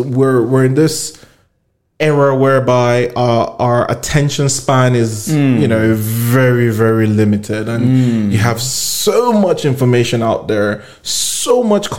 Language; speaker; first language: English; non-native, local second language; Yoruba